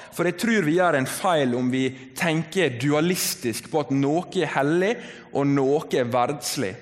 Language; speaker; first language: Norwegian; native; Norwegian